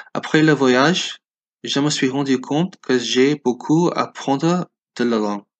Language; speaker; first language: French; non-native, learner; English